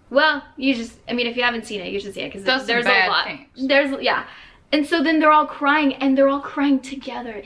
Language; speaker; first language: English; native; English